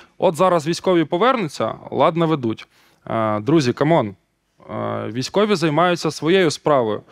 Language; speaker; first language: Ukrainian; non-native, local second language; Russian